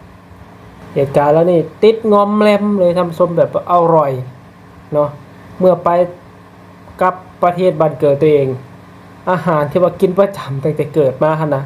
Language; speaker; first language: Thai; non-native, local second language; Lao